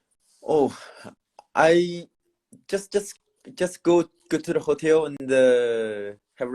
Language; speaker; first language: English; non-native, learner; Chinese